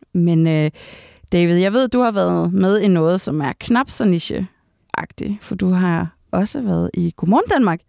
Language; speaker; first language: Danish; native; Danish